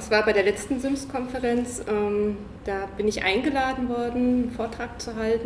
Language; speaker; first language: German; native; German